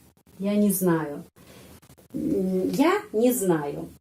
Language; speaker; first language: Russian; non-native, fluent; Indonesian